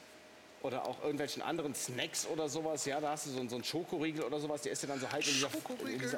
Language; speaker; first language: German; native; German